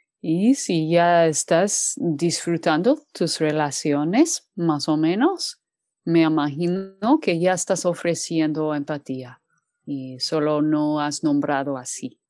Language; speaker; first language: Spanish; non-native, fluent; English